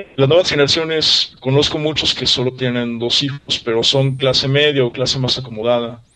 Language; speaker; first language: Spanish; native; Spanish